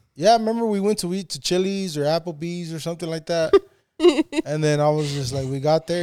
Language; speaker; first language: English; early bilingual, other home language; Spanish